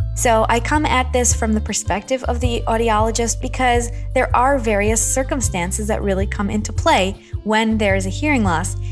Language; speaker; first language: English; native; English